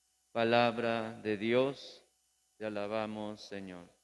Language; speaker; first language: Spanish; native; Spanish